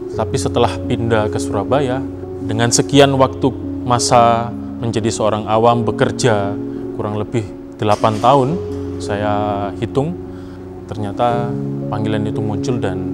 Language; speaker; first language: Indonesian; native; Indonesian